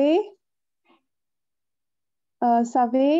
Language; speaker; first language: French; non-native, learner; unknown